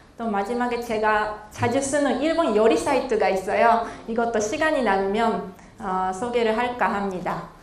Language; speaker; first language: Korean; non-native, fluent; Japanese